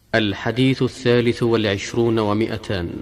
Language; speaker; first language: Arabic; native; Arabic